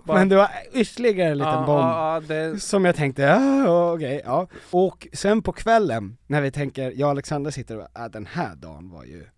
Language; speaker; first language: Swedish; native; Swedish